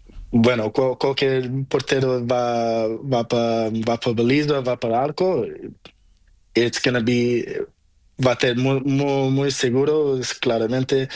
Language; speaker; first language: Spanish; non-native, learner; Portuguese